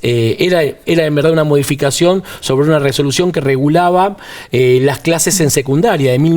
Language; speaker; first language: Spanish; native; Spanish